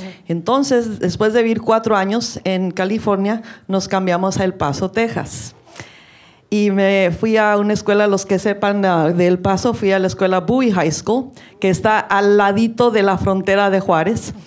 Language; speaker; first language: Spanish; early bilingual, heritage; Spanish